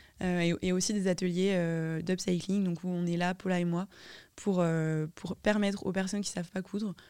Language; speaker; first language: French; native; French